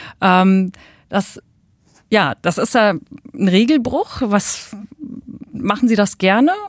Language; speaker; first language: German; native; German